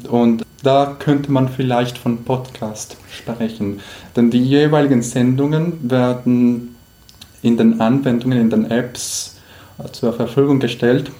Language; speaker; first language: German; non-native, fluent; Spanish